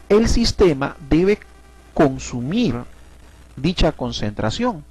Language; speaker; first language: Spanish; native; Spanish